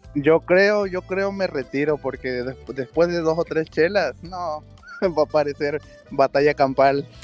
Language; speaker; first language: Spanish; native; Spanish